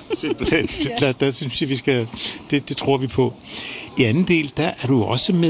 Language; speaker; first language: Danish; native; Danish